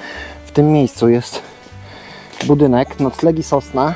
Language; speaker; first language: Polish; native; Polish